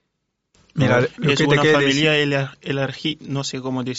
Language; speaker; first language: Spanish; non-native, fluent; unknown